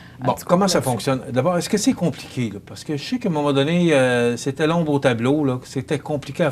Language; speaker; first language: French; native; French